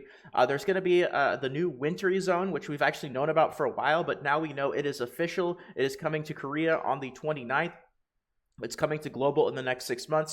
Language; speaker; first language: English; native; English